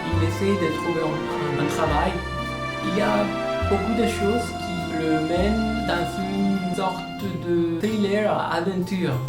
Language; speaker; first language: French; non-native, learner; Spanish